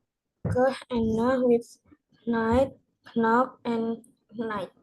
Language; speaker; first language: English; non-native, learner; Indonesian